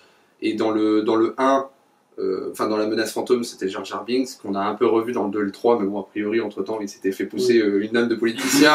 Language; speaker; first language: French; native; French